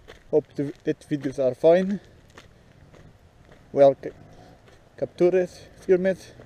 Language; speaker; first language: English; non-native, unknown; Portuguese